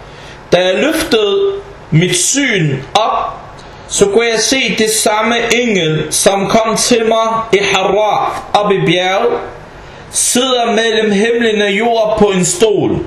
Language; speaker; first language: Danish; non-native, fluent; Arabic